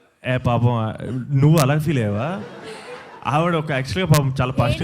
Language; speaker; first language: Telugu; native; Telugu